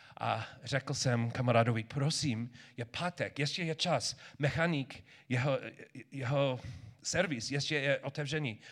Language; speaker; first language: Czech; non-native, learner; English